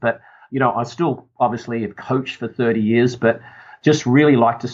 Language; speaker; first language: English; native; English